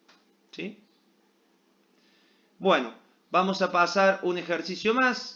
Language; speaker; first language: Spanish; native; Spanish